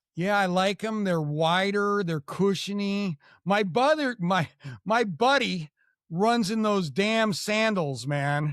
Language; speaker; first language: English; native; English